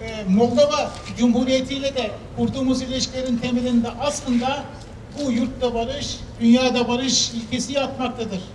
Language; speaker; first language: Turkish; native; Turkish